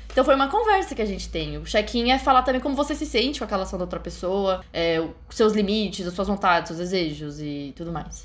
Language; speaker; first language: Portuguese; native; Portuguese